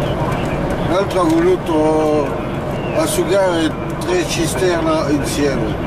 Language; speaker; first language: Italian; non-native, fluent; French